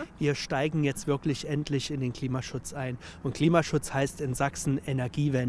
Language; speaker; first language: German; native; German